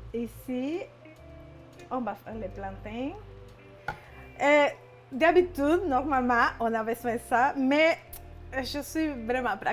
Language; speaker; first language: French; non-native, fluent; Spanish